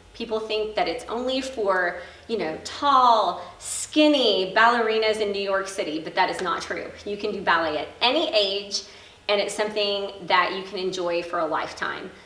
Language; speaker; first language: English; native; English